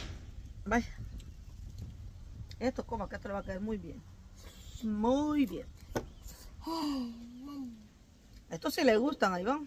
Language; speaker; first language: Spanish; native; Spanish